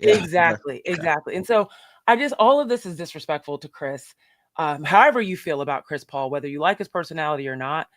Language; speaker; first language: English; native; English